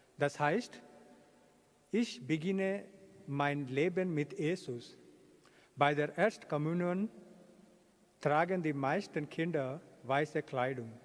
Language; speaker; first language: German; non-native, fluent; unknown